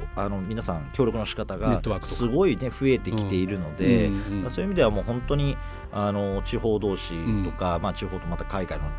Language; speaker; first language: Japanese; native; Japanese